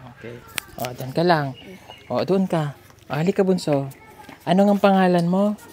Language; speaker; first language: Filipino; native; Filipino